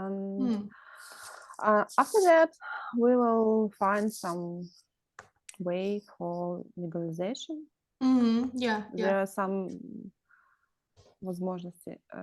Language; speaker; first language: English; non-native, learner; Russian